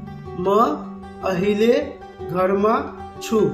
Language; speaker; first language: Nepali; non-native, fluent; Bangla